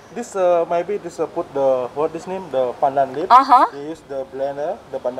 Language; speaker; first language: English; non-native, learner; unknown